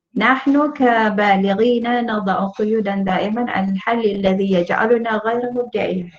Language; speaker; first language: Arabic; non-native, fluent; Malay